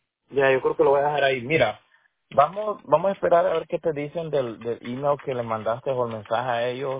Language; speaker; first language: Spanish; native; Spanish